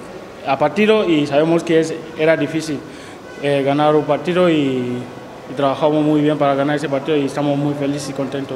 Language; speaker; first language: Spanish; non-native, fluent; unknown